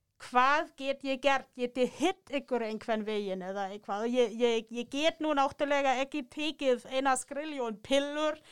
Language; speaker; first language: Icelandic; non-native, fluent; German